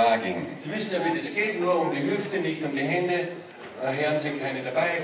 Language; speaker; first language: German; native; German